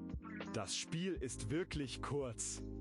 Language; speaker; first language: German; non-native, learner; English